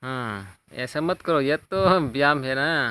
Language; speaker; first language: Hindi; non-native, local second language; Kok Borok